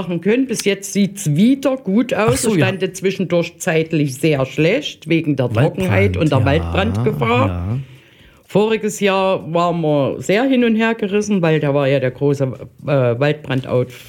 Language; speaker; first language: German; native; German